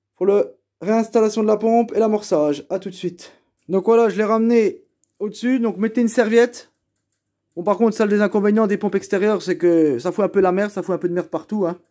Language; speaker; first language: French; native; French